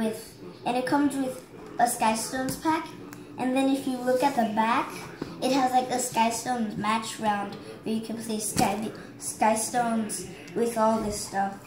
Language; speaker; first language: English; native; English